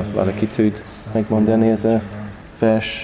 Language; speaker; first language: Hungarian; non-native, learner; English